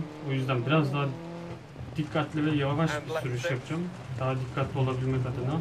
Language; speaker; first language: Turkish; native; Turkish